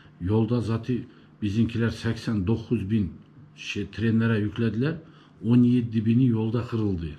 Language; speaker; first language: Turkish; early bilingual, heritage; Turkish